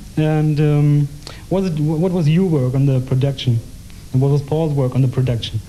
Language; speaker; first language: English; non-native, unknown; German